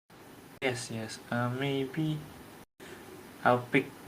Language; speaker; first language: English; non-native, learner; Indonesian